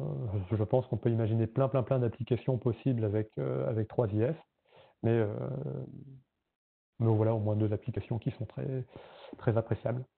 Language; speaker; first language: French; native; French